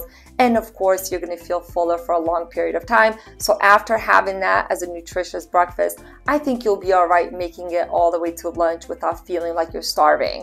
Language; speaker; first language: English; native; English